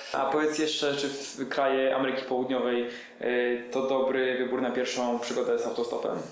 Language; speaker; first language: Polish; native; Polish